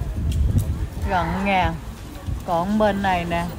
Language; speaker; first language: Vietnamese; native; Vietnamese